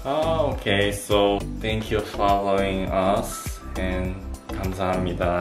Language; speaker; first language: English; non-native, learner; Korean